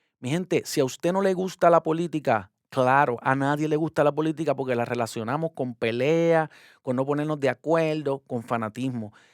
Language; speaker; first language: Spanish; native; Spanish